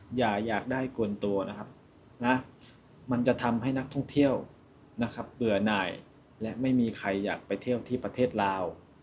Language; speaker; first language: Thai; native; Thai